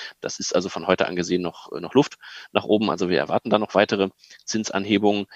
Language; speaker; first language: German; native; German